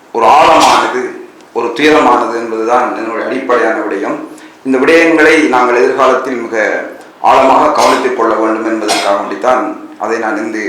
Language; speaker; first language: Tamil; native; Tamil